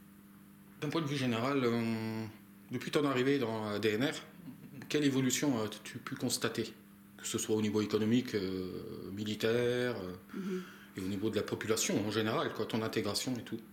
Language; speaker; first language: French; native; French